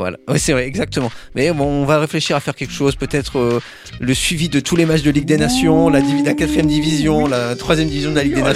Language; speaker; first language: French; native; French